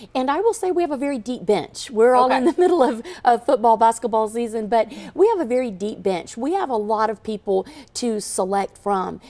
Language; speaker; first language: English; native; English